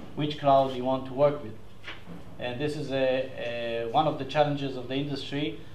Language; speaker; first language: English; non-native, fluent; Hebrew